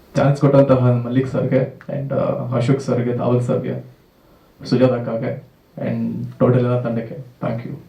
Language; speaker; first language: Kannada; native; Kannada